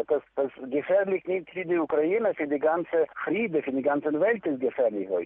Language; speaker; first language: German; non-native, fluent; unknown